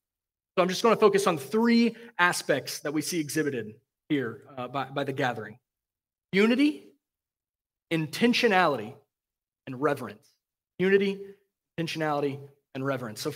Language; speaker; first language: English; native; English